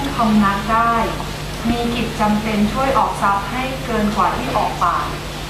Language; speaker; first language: Thai; non-native, fluent; English